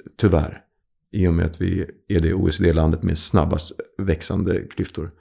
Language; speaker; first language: Swedish; native; Swedish